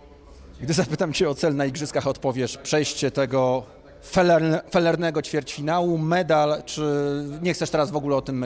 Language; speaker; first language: Polish; native; Polish